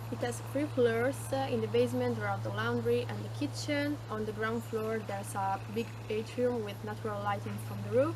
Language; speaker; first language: English; non-native, learner; Italian